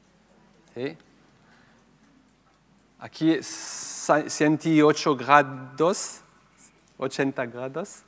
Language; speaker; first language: Spanish; non-native, fluent; French